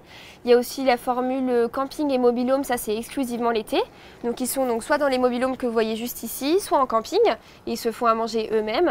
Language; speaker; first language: French; native; French